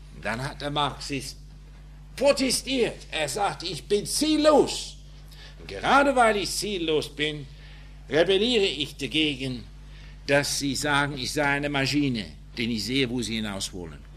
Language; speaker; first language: German; non-native, fluent; English